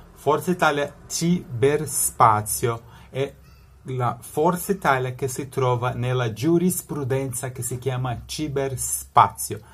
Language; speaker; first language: Italian; non-native, fluent; Spanish